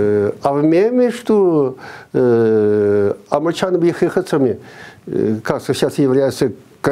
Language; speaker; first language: Russian; non-native, fluent; Chinese